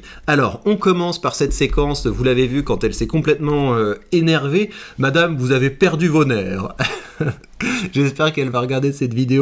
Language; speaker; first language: French; native; French